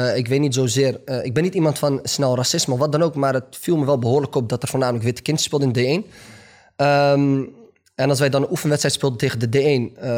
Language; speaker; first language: Dutch; early bilingual, other home language; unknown